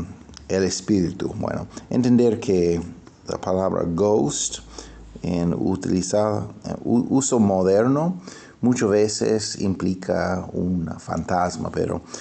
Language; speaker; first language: Spanish; non-native, fluent; English